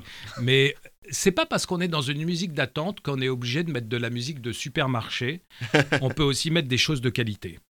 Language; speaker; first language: French; native; French